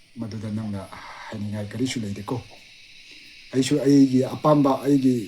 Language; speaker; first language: Manipuri; non-native, local second language; Tangkhul Naga (India)